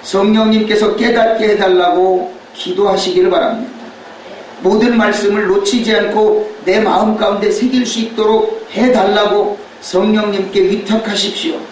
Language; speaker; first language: Korean; native; Korean